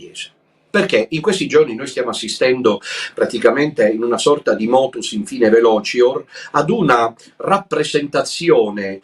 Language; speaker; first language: Italian; native; Italian